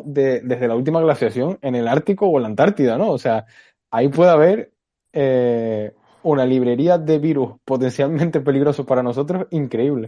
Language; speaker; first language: Spanish; native; Spanish